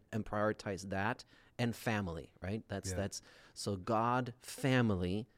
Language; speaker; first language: English; non-native, fluent; Swedish